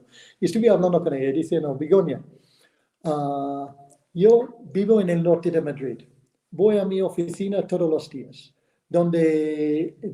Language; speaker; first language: Spanish; non-native, fluent; English